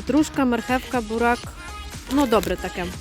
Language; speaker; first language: Polish; non-native, fluent; Ukrainian